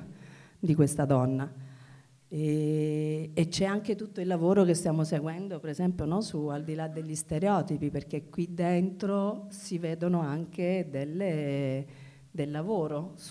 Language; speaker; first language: Italian; native; Italian